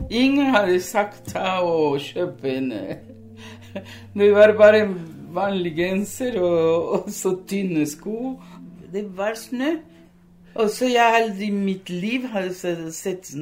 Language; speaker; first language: Norwegian; non-native, fluent; Spanish